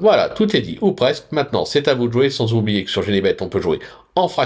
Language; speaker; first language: French; native; French